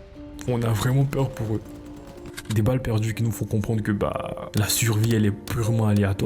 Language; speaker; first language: French; native; French